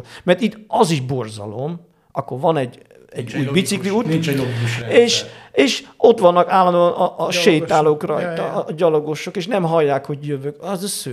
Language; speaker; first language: Hungarian; non-native, fluent; Dutch